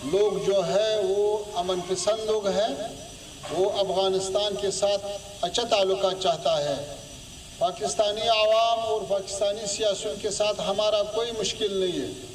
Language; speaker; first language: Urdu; non-native, fluent; Pashto